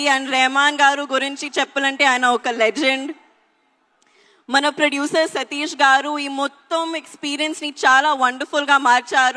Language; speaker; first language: Telugu; non-native, learner; Hindi